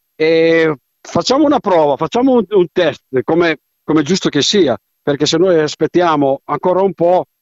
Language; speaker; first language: Italian; non-native, fluent; Macedonian